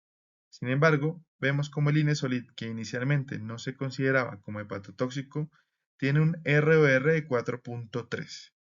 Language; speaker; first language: Spanish; native; Spanish